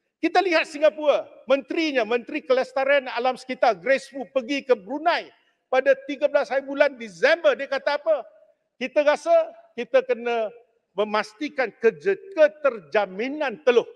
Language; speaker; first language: Malay; non-native, local second language; Chinese